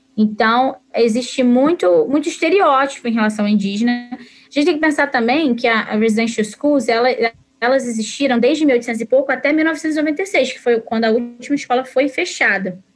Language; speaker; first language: Portuguese; native; Portuguese